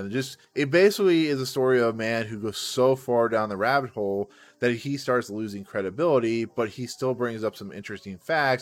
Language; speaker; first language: English; native; English